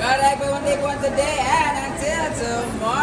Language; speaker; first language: English; non-native, local second language; Cebuano